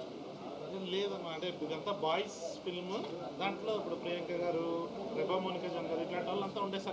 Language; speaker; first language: Telugu; native; Telugu